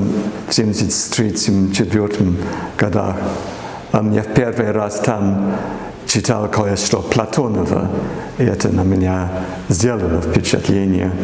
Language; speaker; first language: Russian; non-native, fluent; English